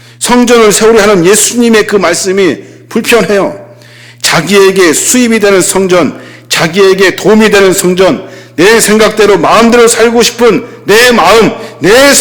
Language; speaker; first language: Korean; native; Korean